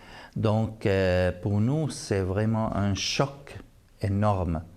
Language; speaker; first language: French; non-native, fluent; Arabic